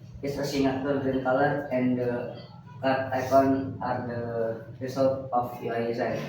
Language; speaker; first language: English; non-native, learner; Indonesian